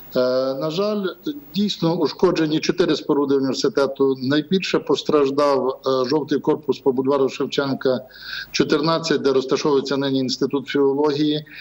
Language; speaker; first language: Ukrainian; native; Ukrainian